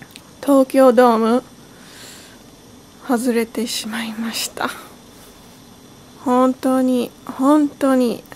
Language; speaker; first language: Japanese; non-native, learner; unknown